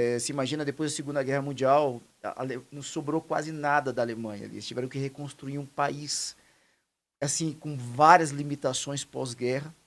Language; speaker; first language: Portuguese; native; Portuguese